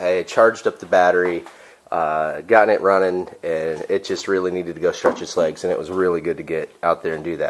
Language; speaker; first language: English; native; English